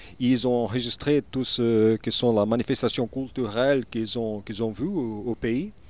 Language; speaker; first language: French; non-native, learner; Portuguese